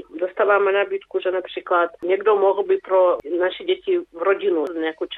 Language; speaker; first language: Czech; early bilingual, heritage; Czech